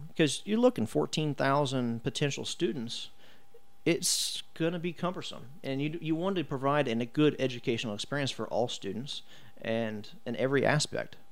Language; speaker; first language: English; native; English